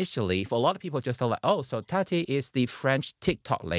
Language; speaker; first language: English; non-native, fluent; Chinese